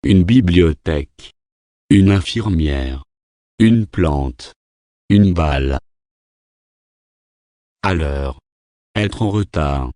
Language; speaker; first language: French; non-native, fluent; Arabic